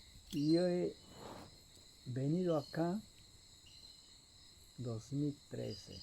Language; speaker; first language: Spanish; non-native, local second language; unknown